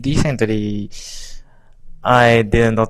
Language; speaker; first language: English; non-native, learner; Japanese